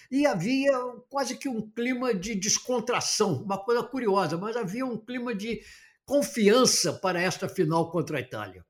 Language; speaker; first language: Portuguese; native; Portuguese